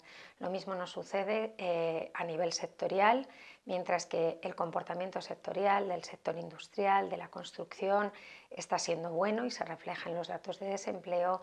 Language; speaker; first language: Spanish; native; Spanish